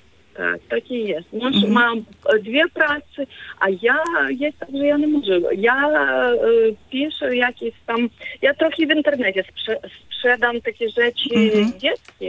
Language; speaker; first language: Polish; non-native, learner; Ukrainian